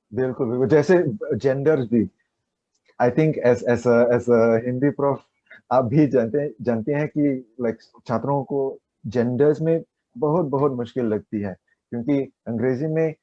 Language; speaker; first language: Hindi; non-native, learner; Chinese